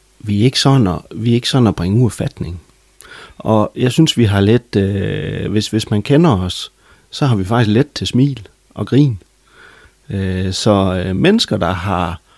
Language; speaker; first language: Danish; native; Danish